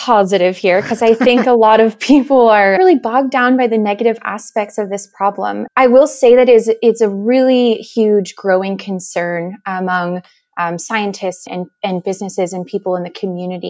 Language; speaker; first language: English; native; English